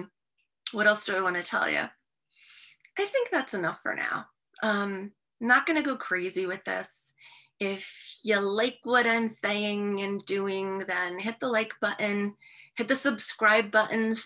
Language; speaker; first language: English; native; English